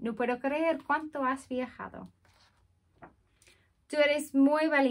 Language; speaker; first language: Spanish; non-native, fluent; English